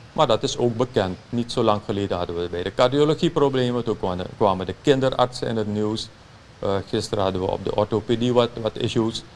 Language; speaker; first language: Dutch; native; Dutch